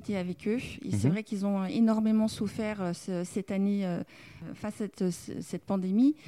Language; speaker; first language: French; native; French